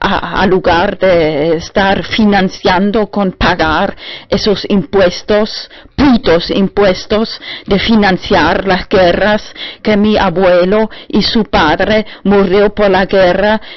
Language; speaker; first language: Spanish; non-native, learner; German